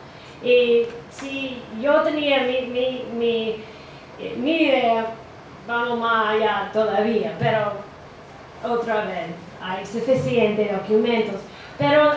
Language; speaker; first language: Spanish; non-native, fluent; English